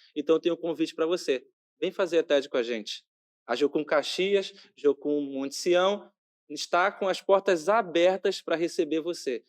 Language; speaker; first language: Portuguese; native; Portuguese